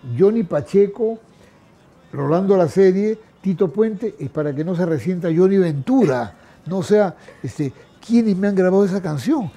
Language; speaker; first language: Spanish; native; Spanish